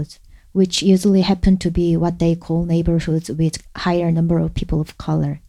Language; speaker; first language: English; non-native, fluent; Korean